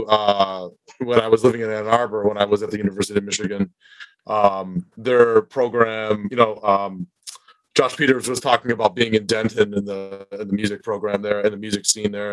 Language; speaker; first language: English; native; English